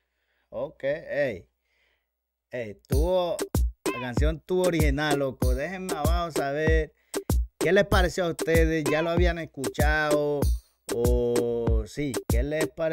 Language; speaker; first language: Spanish; native; Spanish